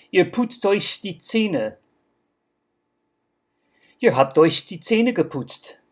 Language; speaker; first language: German; non-native, fluent; English